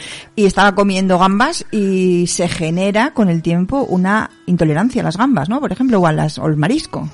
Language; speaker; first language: Spanish; native; Spanish